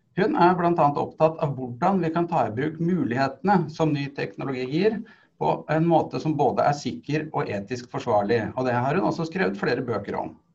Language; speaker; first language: Norwegian; native; Norwegian